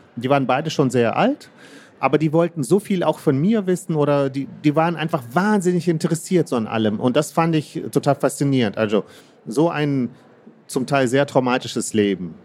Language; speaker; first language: German; early bilingual, other home language; Russian